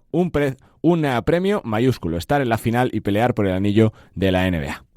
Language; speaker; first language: Spanish; native; Spanish